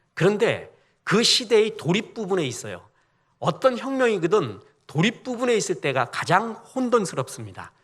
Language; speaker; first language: Korean; native; Korean